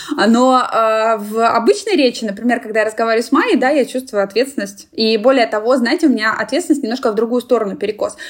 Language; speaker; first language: Russian; native; Russian